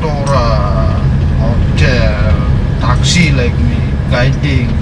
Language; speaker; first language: English; non-native, learner; Balinese